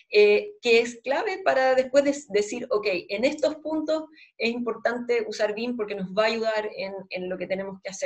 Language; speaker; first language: Spanish; native; Spanish